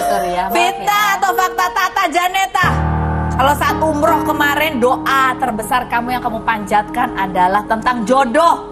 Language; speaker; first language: Indonesian; native; Indonesian